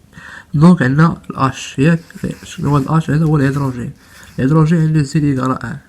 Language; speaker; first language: Arabic; native; Arabic